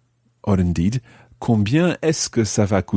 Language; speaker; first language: French; non-native, fluent; English